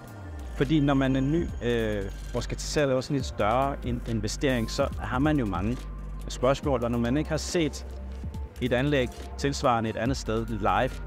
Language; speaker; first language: Danish; non-native, fluent; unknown